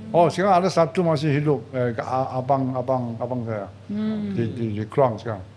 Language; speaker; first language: Malay; non-native, local second language; Chinese